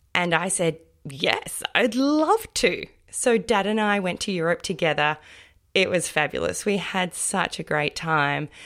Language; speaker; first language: English; native; English